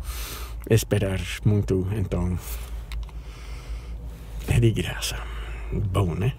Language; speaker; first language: Portuguese; non-native, fluent; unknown